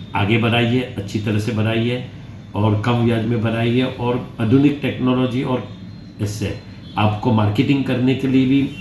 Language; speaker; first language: Hindi; non-native, local second language; Gujarati